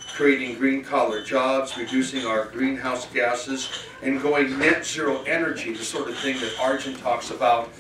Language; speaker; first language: English; native; English